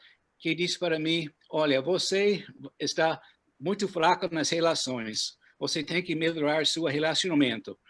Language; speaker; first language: Portuguese; non-native, fluent; English